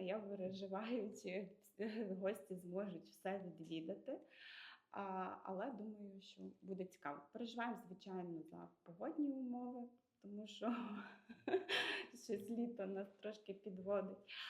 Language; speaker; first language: Ukrainian; native; Ukrainian